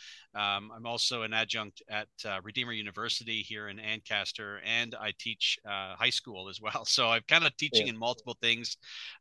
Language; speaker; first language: English; native; English